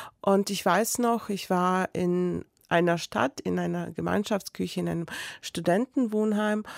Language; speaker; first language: German; non-native, fluent; Belarusian